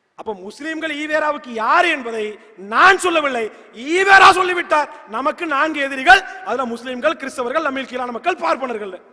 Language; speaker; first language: Tamil; native; Tamil